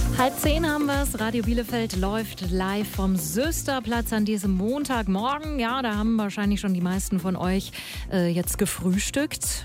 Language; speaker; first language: German; native; German